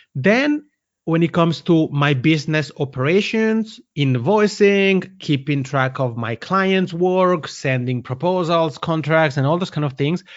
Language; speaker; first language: English; non-native, fluent; Italian